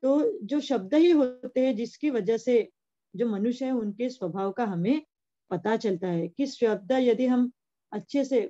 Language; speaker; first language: Hindi; non-native, local second language; Marathi